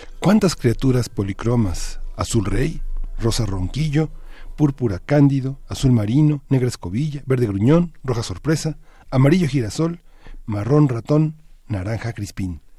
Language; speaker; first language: Spanish; native; Spanish